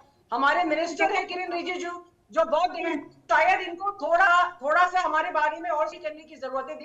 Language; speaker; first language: Hindi; native; Hindi